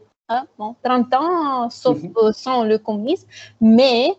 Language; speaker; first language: French; non-native, fluent; Romanian